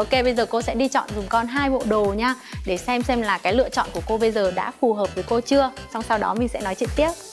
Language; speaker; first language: Vietnamese; native; Vietnamese